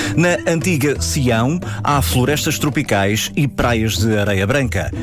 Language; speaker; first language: Portuguese; native; Portuguese